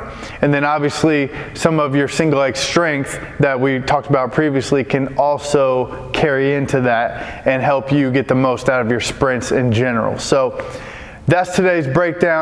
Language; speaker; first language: English; native; English